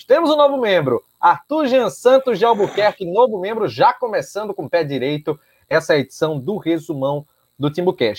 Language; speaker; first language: Portuguese; native; Portuguese